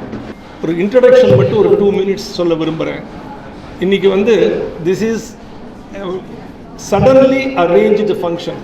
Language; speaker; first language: Tamil; native; Tamil